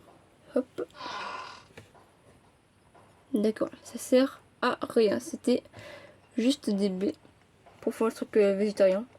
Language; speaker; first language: French; native; French